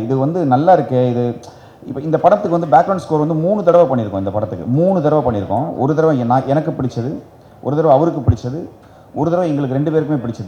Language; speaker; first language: Tamil; native; Tamil